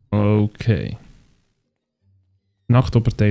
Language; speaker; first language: German; native; German